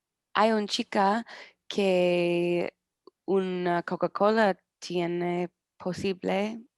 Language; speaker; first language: Spanish; non-native, learner; English